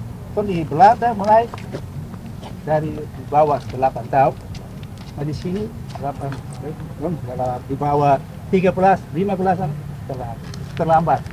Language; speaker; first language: Indonesian; early bilingual, heritage; Indonesian